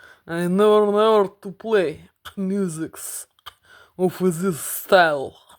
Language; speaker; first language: English; non-native, learner; Russian